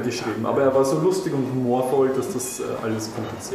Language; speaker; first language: German; native; German